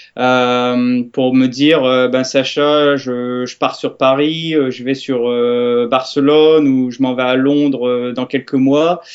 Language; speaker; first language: French; native; French